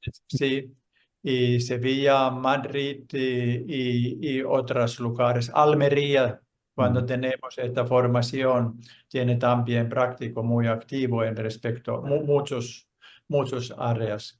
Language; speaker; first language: Spanish; non-native, fluent; Finnish